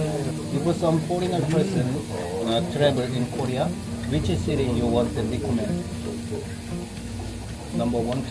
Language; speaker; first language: English; non-native, learner; Korean